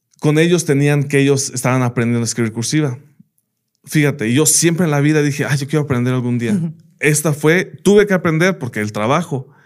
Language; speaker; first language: Spanish; early bilingual, heritage; Spanish